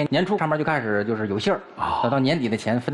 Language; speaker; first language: Chinese; native; Chinese